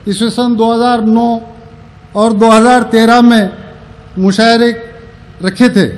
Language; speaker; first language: Hindi; non-native, local second language; Marathi